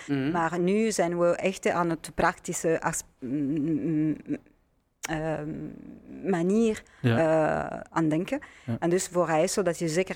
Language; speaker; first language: Dutch; non-native, learner; French